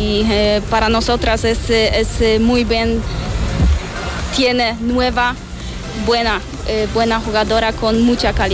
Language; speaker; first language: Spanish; non-native, learner; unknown